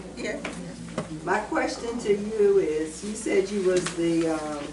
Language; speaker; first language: English; native; English